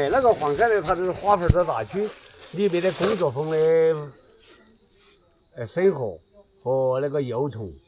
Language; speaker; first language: Chinese; native; Chinese